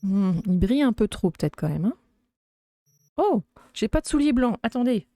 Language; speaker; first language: French; native; French